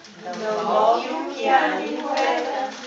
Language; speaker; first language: Bulgarian; native; Bulgarian